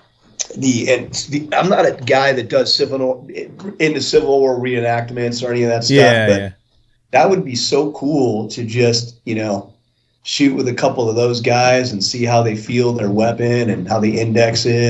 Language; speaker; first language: English; native; English